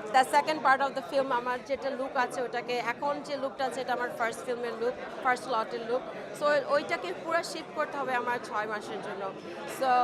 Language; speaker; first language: Bangla; early bilingual, heritage; Bangla